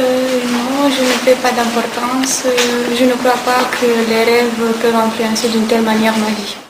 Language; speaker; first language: French; non-native, learner; Romanian